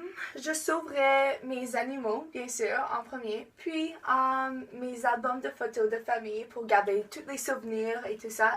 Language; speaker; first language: French; non-native, learner; English